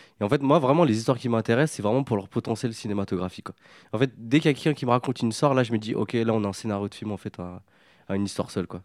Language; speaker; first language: French; native; French